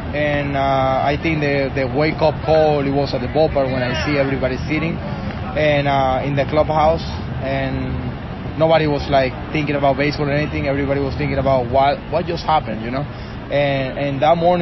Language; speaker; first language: English; non-native, fluent; Spanish